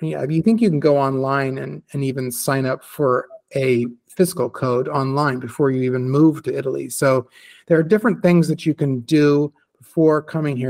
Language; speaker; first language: English; native; English